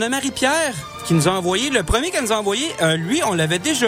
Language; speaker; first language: French; native; French